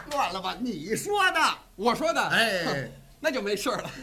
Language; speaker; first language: Chinese; non-native, fluent; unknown